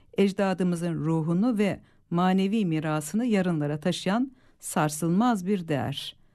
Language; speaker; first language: Turkish; native; Turkish